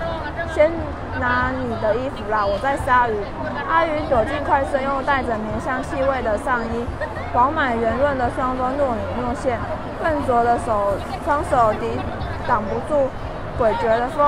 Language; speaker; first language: Chinese; native; Chinese